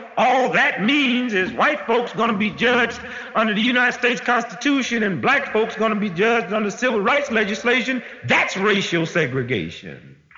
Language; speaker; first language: English; native; English